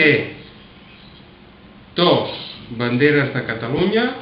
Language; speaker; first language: Catalan; non-native, learner; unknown